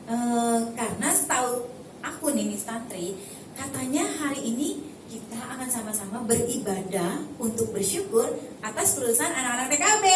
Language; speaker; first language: Indonesian; native; Indonesian